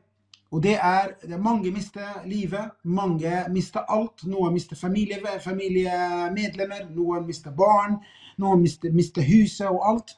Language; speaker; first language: Swedish; non-native, fluent; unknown